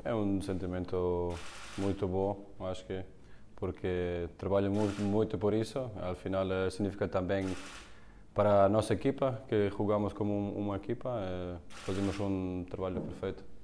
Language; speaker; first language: Portuguese; non-native, learner; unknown